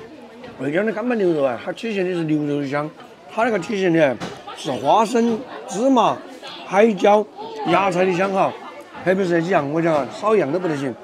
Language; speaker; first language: Chinese; native; Chinese